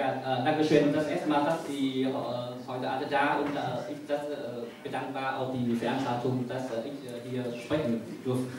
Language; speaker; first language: German; non-native, learner; Vietnamese